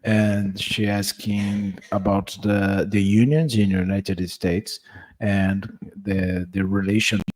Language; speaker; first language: English; non-native, learner; Portuguese